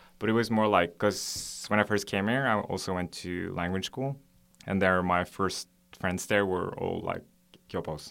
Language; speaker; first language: English; non-native, fluent; Norwegian